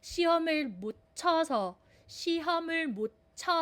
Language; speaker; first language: Korean; non-native, fluent; Filipino